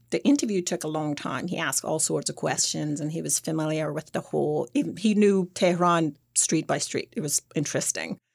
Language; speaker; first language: English; non-native, fluent; Persian